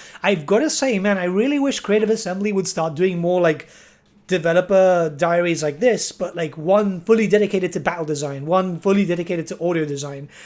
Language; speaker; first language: English; native; English